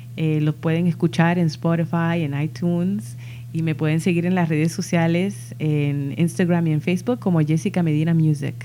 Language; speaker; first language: Spanish; early bilingual, heritage; Spanish